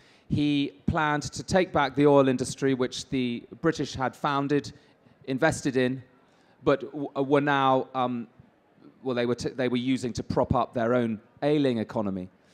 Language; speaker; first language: English; native; English